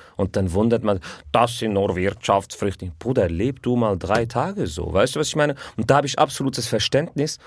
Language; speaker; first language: German; early bilingual, other home language; Arabic